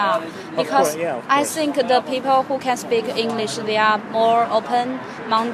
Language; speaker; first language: English; non-native, fluent; Chinese